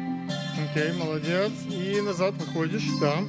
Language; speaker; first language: Russian; native; Russian